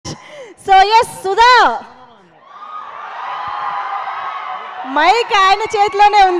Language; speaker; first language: Telugu; native; Telugu